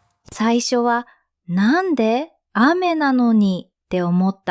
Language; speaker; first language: Japanese; non-native, fluent; Vietnamese